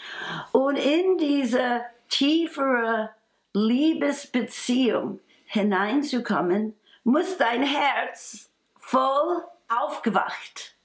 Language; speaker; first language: German; non-native, fluent; English